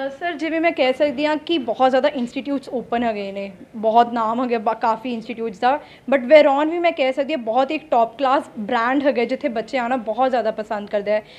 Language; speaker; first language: Punjabi; native; Punjabi